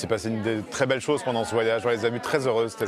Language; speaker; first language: French; native; French